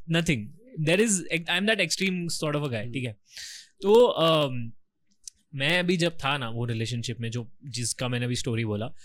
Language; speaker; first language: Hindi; native; Hindi